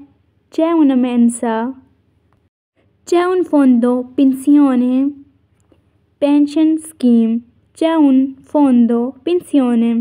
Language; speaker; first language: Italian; non-native, fluent; Urdu